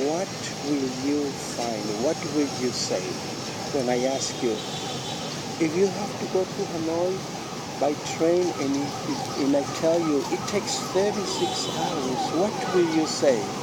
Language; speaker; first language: English; non-native, fluent; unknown